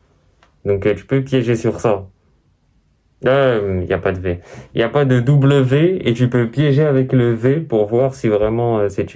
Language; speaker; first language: French; native; French